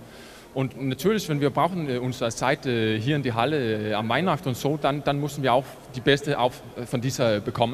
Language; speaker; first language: German; non-native, learner; Danish